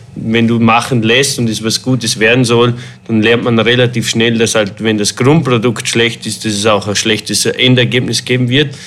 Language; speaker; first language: German; native; German